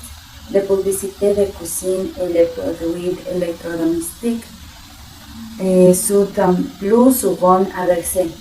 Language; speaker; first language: French; non-native, learner; Spanish